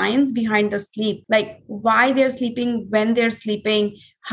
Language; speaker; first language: English; non-native, local second language; Hindi